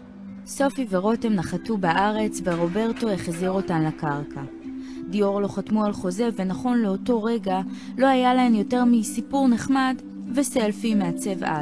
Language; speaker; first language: Hebrew; native; Hebrew